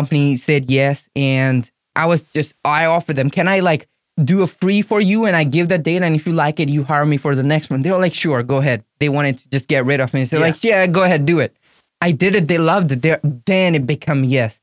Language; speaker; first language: English; non-native, local second language; Gujarati